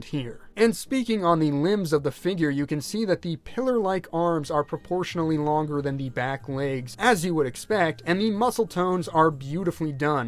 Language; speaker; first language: English; native; English